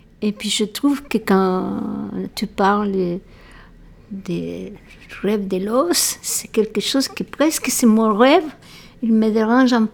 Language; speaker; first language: French; non-native, fluent; Spanish